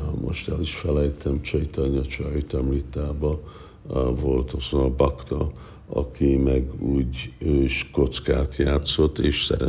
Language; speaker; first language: Hungarian; early bilingual, heritage; Hungarian